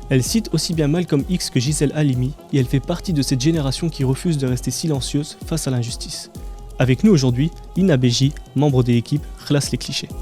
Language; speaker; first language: French; native; French